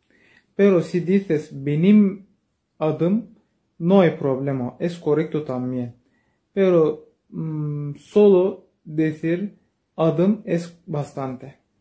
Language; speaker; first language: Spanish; non-native, learner; Turkish